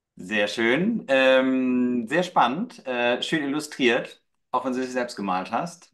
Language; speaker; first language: German; native; German